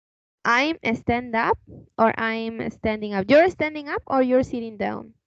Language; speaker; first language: English; non-native, fluent; Spanish